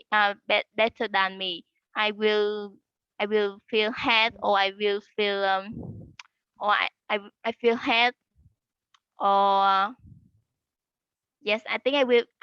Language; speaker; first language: English; non-native, learner; Vietnamese